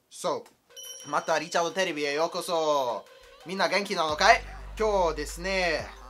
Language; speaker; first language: Japanese; non-native, fluent; English